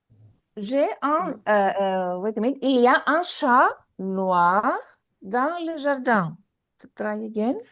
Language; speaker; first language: French; non-native, fluent; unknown